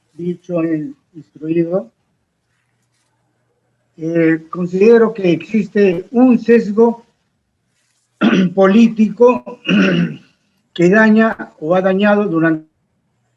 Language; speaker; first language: Spanish; native; Spanish